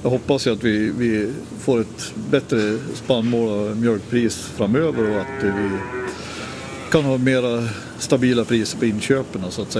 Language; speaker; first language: Swedish; native; Swedish